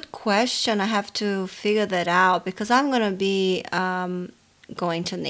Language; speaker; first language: English; non-native, fluent; Portuguese